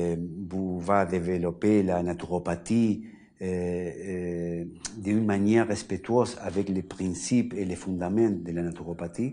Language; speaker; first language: French; non-native, learner; Spanish